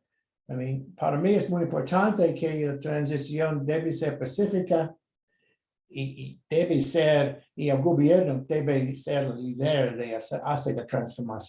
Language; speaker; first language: Spanish; non-native, fluent; English